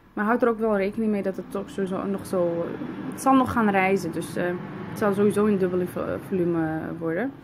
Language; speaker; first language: Dutch; early bilingual, other home language; Arabic